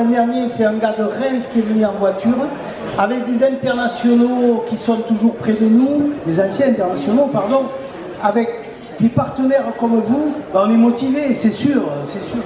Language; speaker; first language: French; native; French